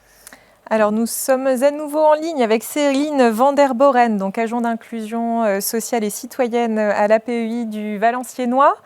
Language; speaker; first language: French; native; French